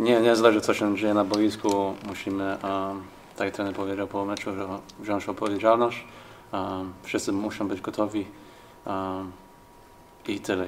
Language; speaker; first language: Polish; non-native, fluent; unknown